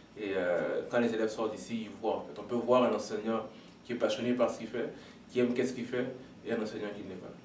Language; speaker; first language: French; non-native, local second language; Lingala